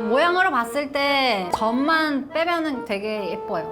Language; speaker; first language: Korean; non-native, fluent; Kazakh